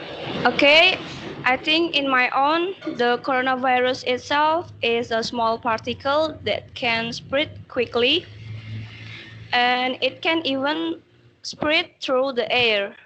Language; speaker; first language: English; non-native, learner; Indonesian